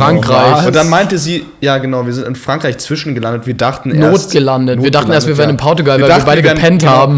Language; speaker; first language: German; native; German